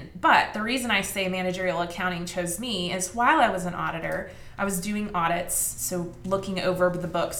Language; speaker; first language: English; native; English